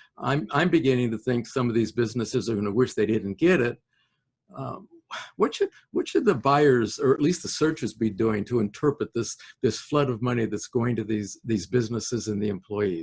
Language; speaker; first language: English; native; English